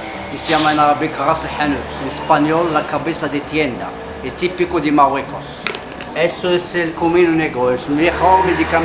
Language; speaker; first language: Spanish; non-native, learner; Arabic